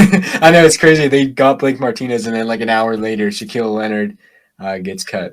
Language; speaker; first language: English; native; English